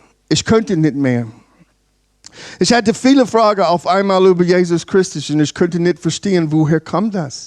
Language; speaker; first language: German; non-native, learner; English